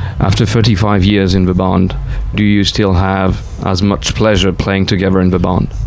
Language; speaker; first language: English; non-native, fluent; French